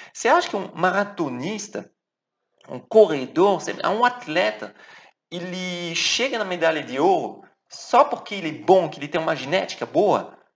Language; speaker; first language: Portuguese; non-native, fluent; French